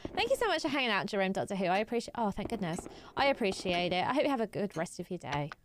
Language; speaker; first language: English; native; English